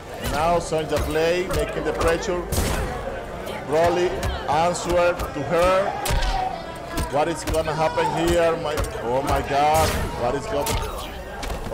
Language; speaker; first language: English; non-native, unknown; Spanish